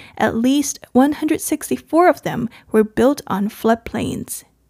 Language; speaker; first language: English; non-native, fluent; Chinese